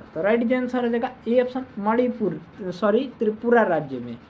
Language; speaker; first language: Hindi; native; Hindi